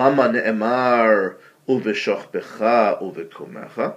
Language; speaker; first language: Hebrew; non-native, fluent; English